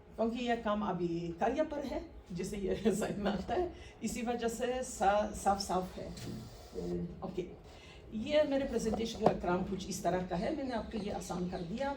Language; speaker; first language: Hindi; non-native, fluent; Polish